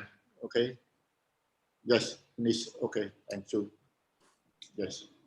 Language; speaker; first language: English; non-native, learner; Khmer